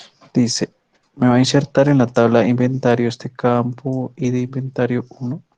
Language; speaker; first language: Spanish; native; Spanish